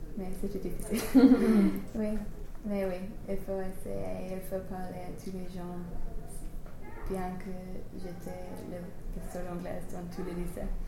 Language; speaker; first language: French; non-native, learner; English